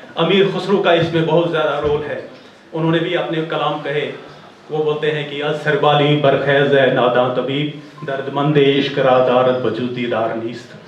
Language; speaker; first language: Urdu; non-native, local second language; Kashmiri